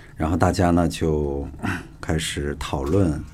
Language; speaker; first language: Chinese; native; Chinese